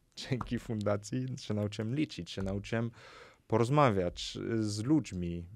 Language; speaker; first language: Polish; non-native, fluent; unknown